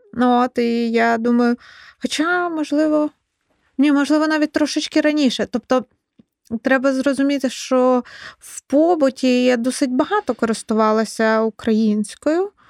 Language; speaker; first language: Ukrainian; non-native, local second language; Russian